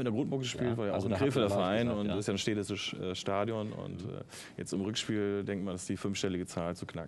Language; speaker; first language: German; native; German